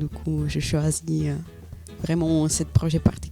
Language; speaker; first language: French; non-native, learner; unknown